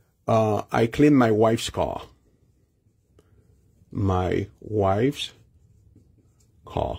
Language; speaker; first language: English; non-native, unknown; Haitian Creole